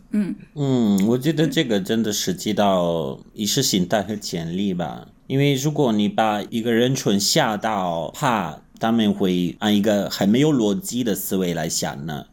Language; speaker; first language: Chinese; non-native, fluent; Italian